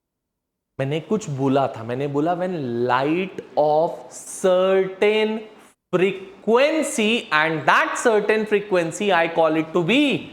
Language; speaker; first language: Hindi; native; Hindi